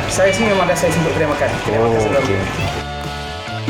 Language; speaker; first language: Malay; native; Malay